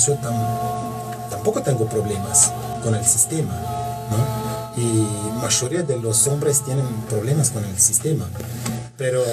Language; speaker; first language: Spanish; non-native, learner; Kurdish